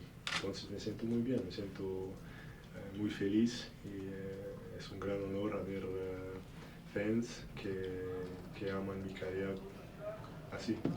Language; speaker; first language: Spanish; early bilingual, heritage; English